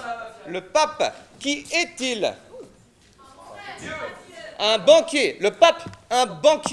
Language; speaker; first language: French; native; French